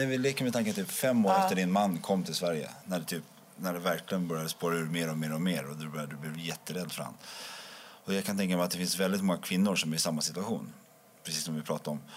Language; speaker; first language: Swedish; native; Swedish